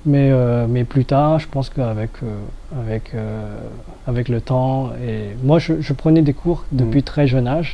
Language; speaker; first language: French; non-native, fluent; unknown